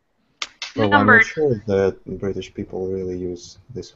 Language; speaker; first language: English; non-native, learner; Russian